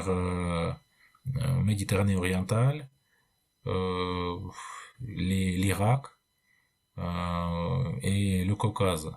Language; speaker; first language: French; non-native, fluent; Russian